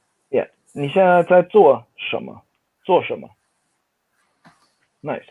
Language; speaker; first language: Chinese; non-native, fluent; Swedish